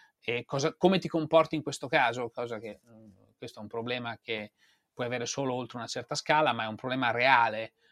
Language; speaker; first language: Italian; native; Italian